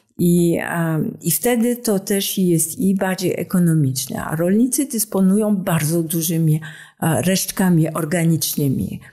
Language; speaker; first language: Polish; non-native, fluent; French